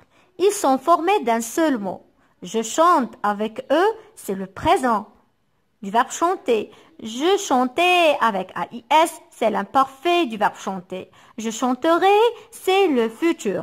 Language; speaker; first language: French; non-native, local second language; Arabic